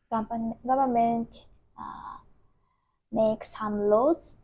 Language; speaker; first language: English; non-native, learner; Japanese